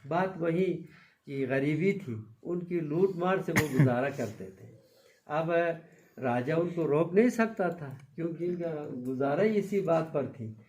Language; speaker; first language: Urdu; non-native, local second language; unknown